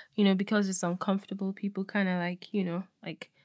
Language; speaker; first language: English; non-native, local second language; Yoruba